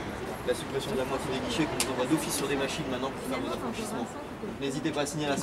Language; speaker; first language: French; native; French